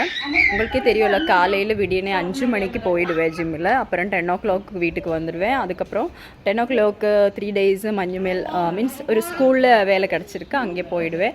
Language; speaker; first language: Tamil; non-native, learner; Malayalam